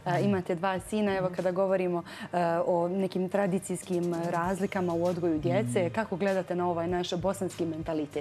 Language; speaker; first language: Croatian; native; Croatian